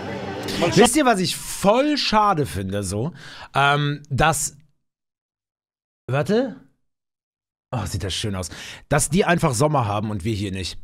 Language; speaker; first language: German; native; German